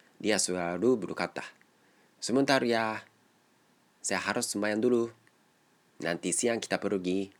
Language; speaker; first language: Indonesian; non-native, learner; Japanese